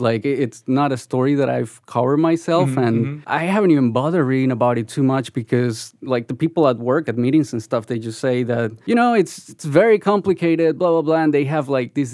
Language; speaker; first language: English; non-native, fluent; Spanish